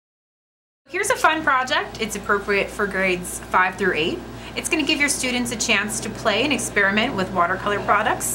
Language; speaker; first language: English; native; English